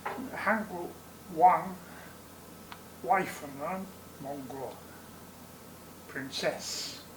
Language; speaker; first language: Korean; non-native, learner; English